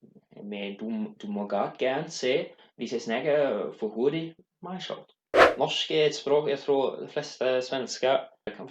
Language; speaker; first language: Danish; non-native, learner; Swedish